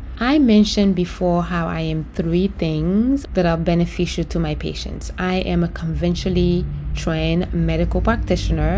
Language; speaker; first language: English; non-native, fluent; Haitian Creole